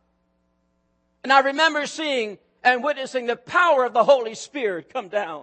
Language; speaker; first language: English; native; English